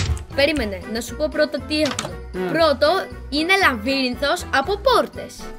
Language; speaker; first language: Greek; native; Greek